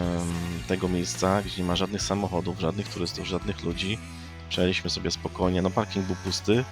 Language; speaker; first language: Polish; native; Polish